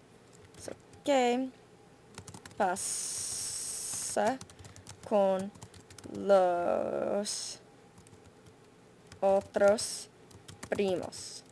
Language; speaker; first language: Spanish; non-native, fluent; English